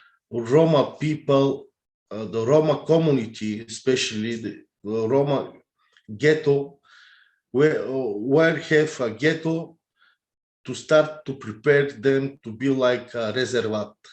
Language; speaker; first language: English; non-native, learner; Bulgarian